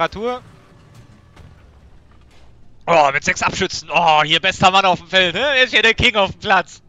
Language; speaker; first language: German; native; German